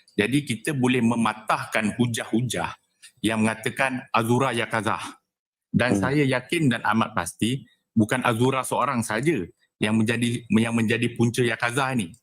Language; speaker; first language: Malay; native; Malay